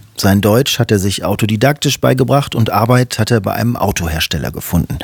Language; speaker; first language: German; native; German